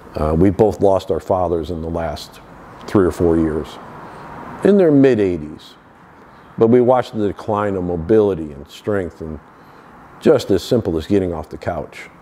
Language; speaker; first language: English; native; English